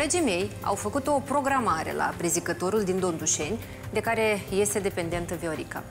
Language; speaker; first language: Romanian; native; Romanian